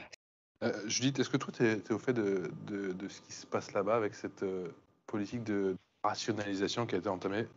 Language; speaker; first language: French; native; French